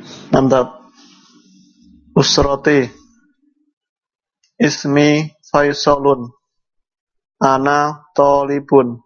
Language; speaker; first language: Arabic; non-native, learner; Indonesian